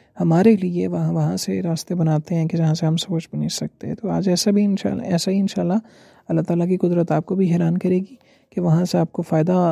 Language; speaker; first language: Urdu; native; Urdu